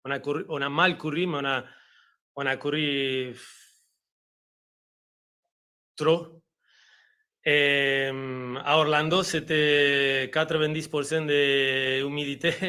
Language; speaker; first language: French; non-native, fluent; Spanish